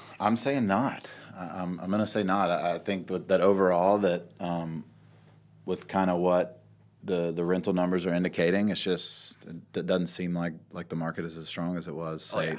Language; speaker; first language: English; native; English